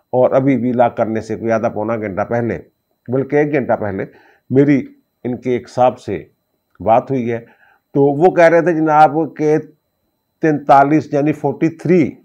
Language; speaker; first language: Urdu; non-native, local second language; Punjabi